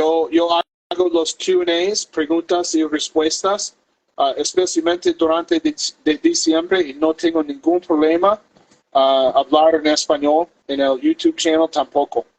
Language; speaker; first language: Spanish; non-native, fluent; English